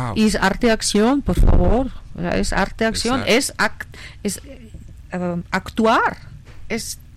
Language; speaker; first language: Spanish; non-native, fluent; German